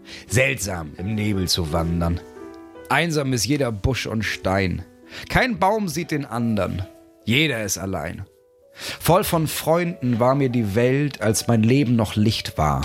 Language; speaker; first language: German; native; German